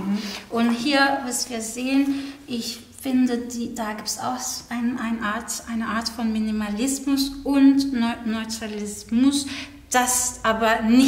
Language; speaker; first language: German; non-native, fluent; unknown